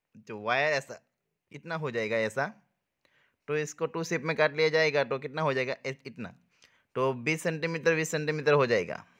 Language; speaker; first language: Hindi; non-native, local second language; Gujarati